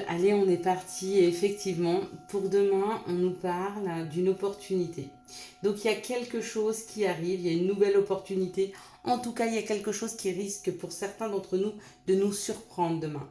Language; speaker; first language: French; native; French